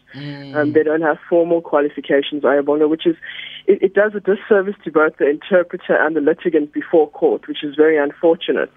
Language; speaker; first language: English; native; English